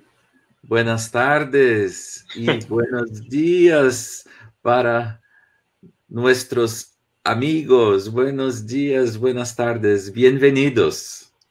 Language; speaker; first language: Spanish; non-native, learner; Portuguese